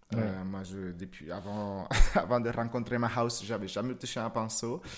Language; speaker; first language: French; non-native, fluent; Spanish